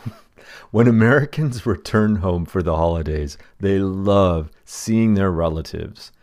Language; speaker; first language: English; native; English